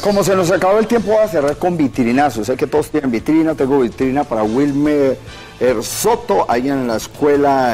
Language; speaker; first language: Spanish; native; Spanish